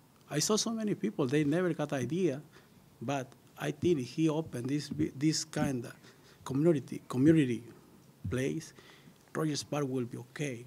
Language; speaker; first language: English; non-native, learner; Spanish